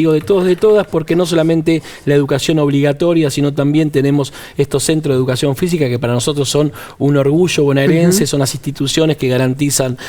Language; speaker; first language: Spanish; native; Spanish